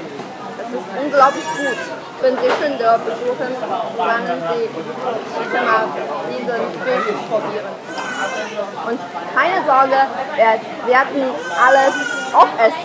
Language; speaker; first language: German; non-native, fluent; Chinese